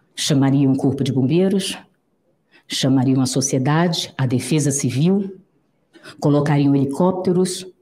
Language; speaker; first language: Portuguese; native; Portuguese